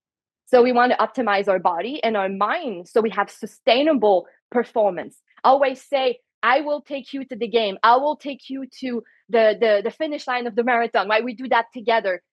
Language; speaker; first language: English; non-native, fluent; French